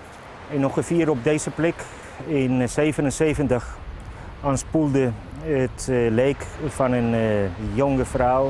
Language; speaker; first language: Dutch; non-native, fluent; Spanish